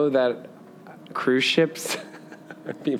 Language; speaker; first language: English; native; English